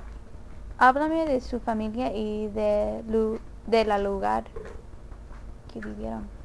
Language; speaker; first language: Spanish; early bilingual, heritage; Spanish